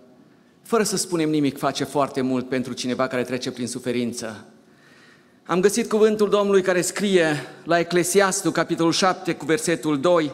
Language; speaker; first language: Romanian; native; Romanian